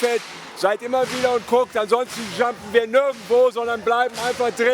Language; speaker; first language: German; native; German